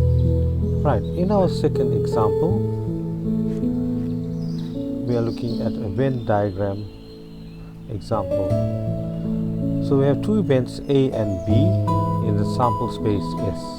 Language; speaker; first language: English; native; English